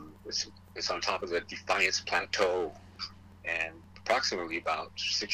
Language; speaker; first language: English; early bilingual, other home language; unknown